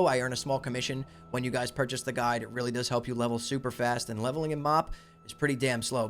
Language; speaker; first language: English; native; English